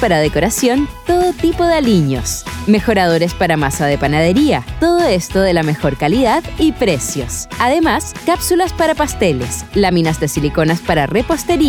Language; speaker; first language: Spanish; native; Spanish